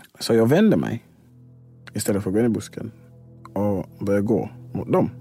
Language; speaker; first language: Swedish; non-native, fluent; English